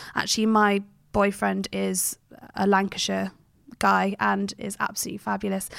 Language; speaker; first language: English; native; English